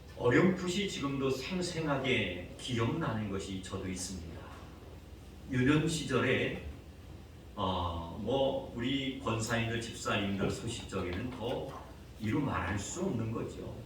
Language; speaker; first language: Korean; native; Korean